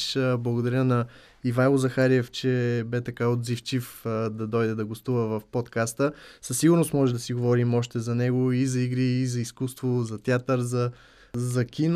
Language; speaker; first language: Bulgarian; native; Bulgarian